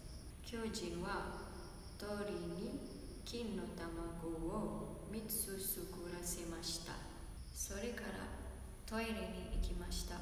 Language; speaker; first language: Japanese; non-native, learner; Indonesian